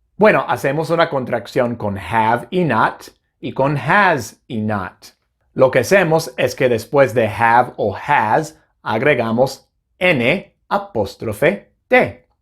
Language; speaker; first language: Spanish; non-native, fluent; English